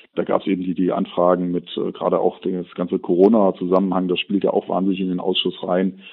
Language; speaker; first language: German; native; German